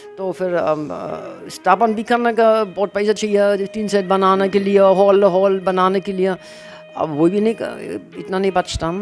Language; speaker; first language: Hindi; non-native, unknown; German